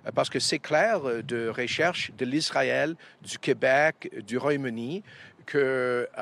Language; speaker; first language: French; non-native, fluent; English